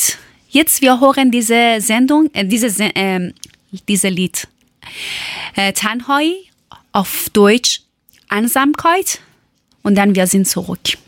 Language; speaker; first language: German; non-native, learner; Persian